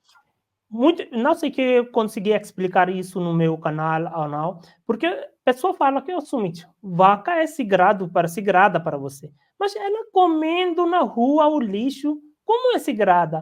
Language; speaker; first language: Portuguese; non-native, learner; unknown